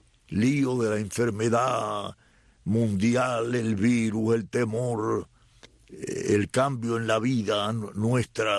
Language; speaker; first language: Spanish; native; Spanish